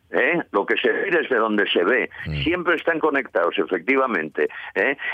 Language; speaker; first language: Spanish; native; Spanish